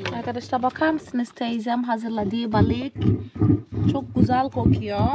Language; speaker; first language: Turkish; non-native, fluent; Portuguese